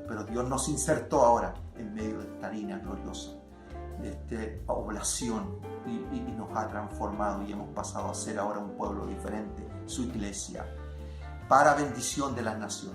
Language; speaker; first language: Spanish; native; Spanish